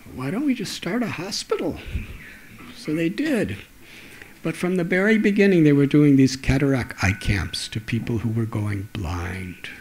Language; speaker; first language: English; native; English